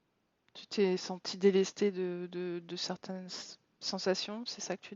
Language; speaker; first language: French; native; French